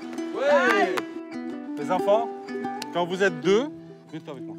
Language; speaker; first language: French; native; French